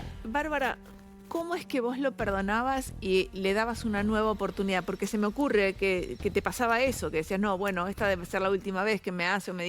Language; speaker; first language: Spanish; native; Spanish